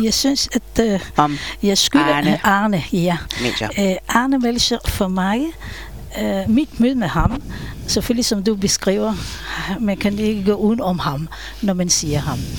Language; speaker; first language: Danish; non-native, fluent; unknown